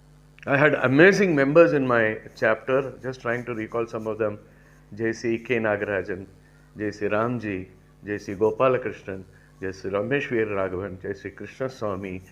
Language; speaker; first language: English; non-native, local second language; Tamil